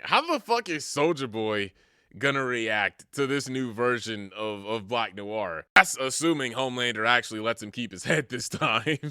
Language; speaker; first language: English; native; English